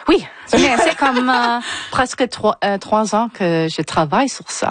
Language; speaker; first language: French; non-native, local second language; English